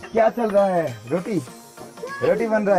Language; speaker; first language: Hindi; non-native, local second language; Bangla